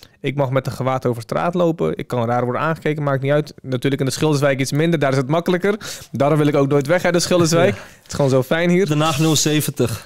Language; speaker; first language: Dutch; early bilingual, other home language; Urdu